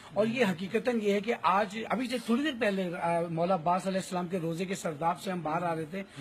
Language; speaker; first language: Urdu; native; Urdu